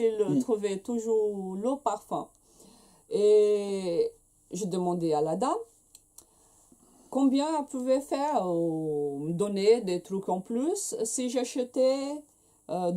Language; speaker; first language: French; non-native, fluent; Portuguese